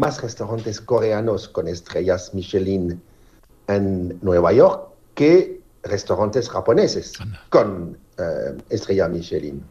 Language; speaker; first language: Spanish; non-native, fluent; French